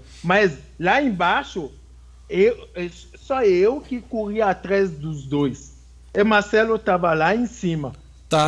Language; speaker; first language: Portuguese; non-native, fluent; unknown